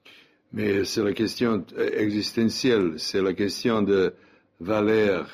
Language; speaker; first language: French; non-native, learner; Serbian